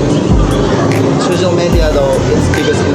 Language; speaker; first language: English; non-native, learner; Indonesian